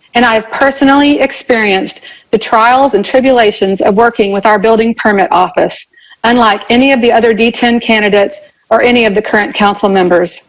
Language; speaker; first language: English; native; English